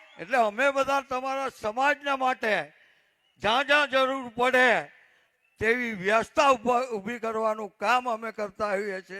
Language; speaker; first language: Gujarati; non-native, local second language; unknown